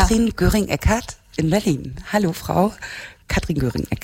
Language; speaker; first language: German; native; German